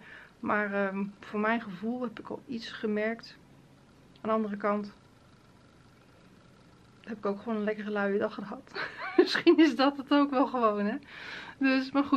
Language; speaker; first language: Dutch; native; Dutch